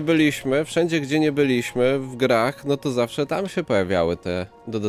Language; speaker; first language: Polish; native; Polish